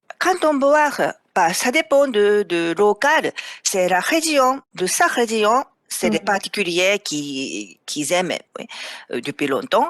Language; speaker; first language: French; non-native, fluent; Japanese